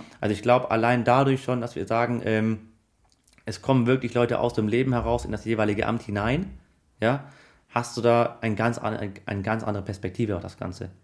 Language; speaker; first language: German; early bilingual, other home language; Arabic